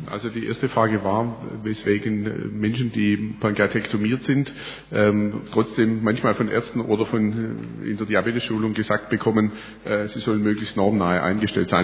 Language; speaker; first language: German; native; German